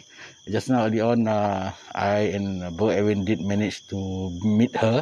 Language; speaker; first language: English; non-native, local second language; Malay